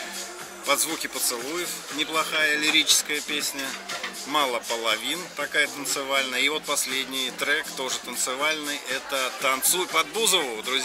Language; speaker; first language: Russian; native; Russian